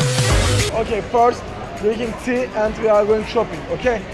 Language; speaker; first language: English; non-native, learner; Turkish